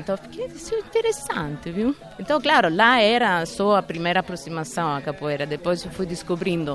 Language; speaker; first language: Portuguese; non-native, fluent; Italian